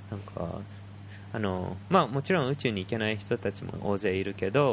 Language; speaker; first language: Japanese; early bilingual, heritage; Japanese